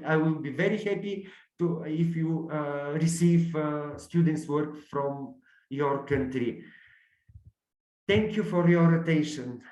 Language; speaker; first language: English; non-native, learner; Bulgarian